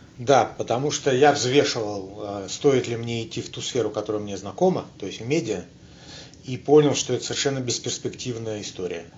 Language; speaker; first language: Russian; native; Russian